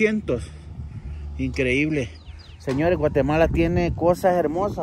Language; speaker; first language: Spanish; native; Spanish